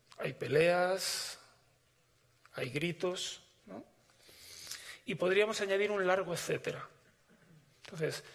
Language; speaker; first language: Spanish; native; Spanish